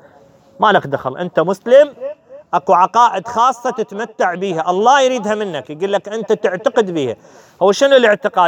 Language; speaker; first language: Arabic; native; Arabic